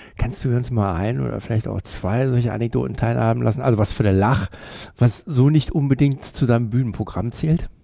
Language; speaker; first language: German; native; German